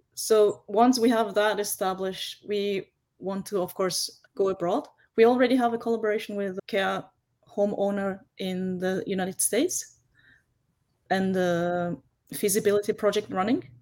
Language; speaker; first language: English; non-native, fluent; German